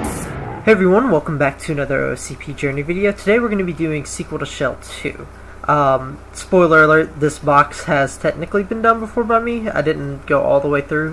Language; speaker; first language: English; native; English